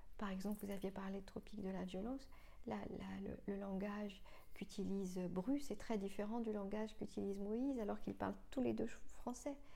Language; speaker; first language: French; non-native, local second language; Morisyen